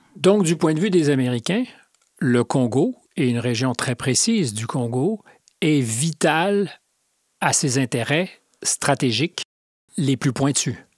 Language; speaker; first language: French; native; French